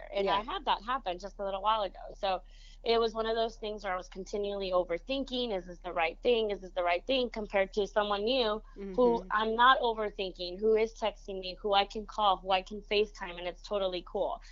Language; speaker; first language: English; early bilingual, other home language; Spanish